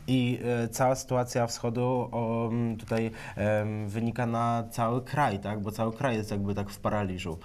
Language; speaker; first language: Polish; native; Polish